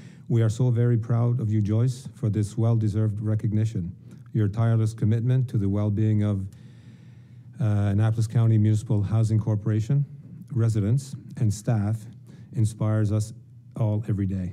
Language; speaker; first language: English; non-native, local second language; French